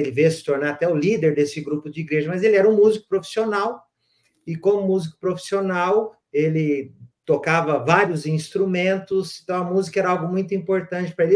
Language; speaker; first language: Portuguese; native; Portuguese